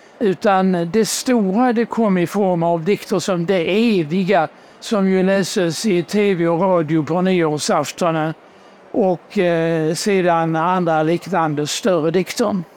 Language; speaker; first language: Swedish; native; Swedish